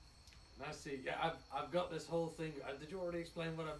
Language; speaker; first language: English; native; English